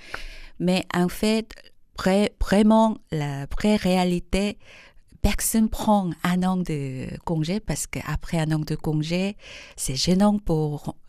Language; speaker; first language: French; non-native, fluent; Korean